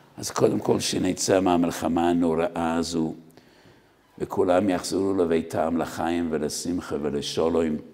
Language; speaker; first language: Hebrew; non-native, fluent; Yiddish